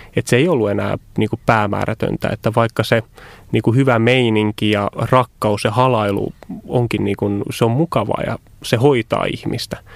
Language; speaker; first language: Finnish; native; Finnish